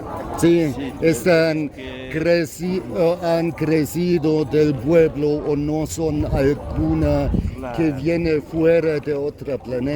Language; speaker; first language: Spanish; non-native, fluent; German